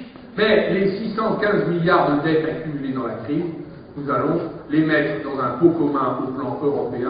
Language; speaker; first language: French; native; French